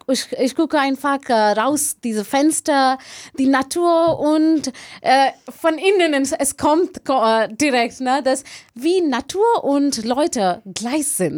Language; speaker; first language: German; non-native, learner; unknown